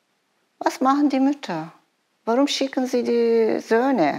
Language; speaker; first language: German; non-native, fluent; Turkish